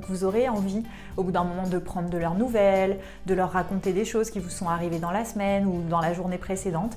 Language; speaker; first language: French; native; French